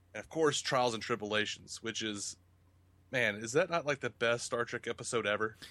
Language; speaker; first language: English; native; English